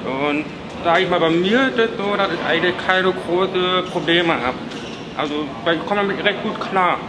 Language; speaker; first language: German; native; German